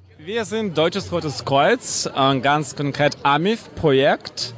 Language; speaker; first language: German; non-native, fluent; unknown